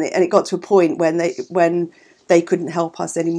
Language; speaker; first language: English; native; English